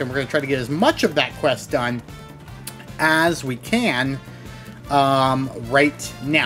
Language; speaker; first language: English; native; English